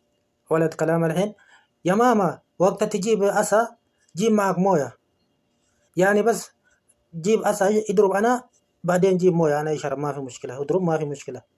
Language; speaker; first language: Arabic; non-native, learner; Oromo